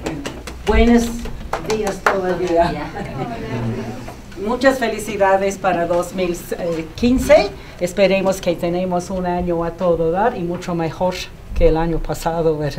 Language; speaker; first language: Spanish; non-native, fluent; English